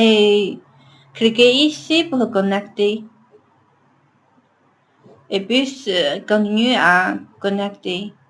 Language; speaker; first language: French; non-native, learner; Chinese